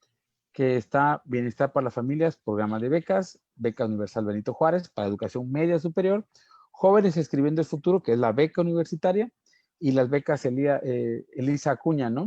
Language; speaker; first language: Spanish; native; Spanish